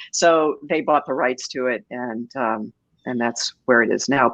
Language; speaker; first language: English; native; English